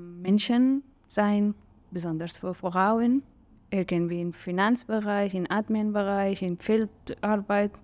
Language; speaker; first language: German; non-native, learner; Persian